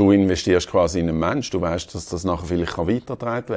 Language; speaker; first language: German; native; German